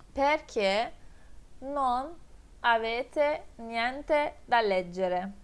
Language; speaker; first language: Italian; non-native, fluent; Turkish